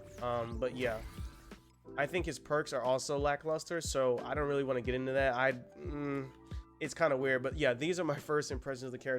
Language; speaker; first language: English; native; English